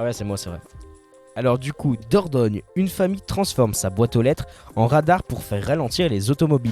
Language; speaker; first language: French; native; French